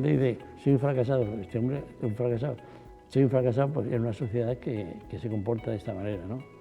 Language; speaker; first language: Spanish; native; Spanish